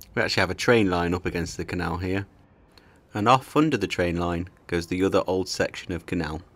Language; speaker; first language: English; native; English